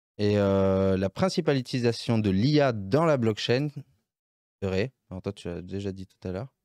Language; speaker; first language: French; native; French